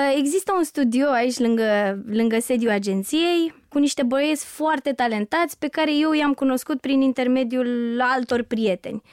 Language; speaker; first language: Romanian; native; Romanian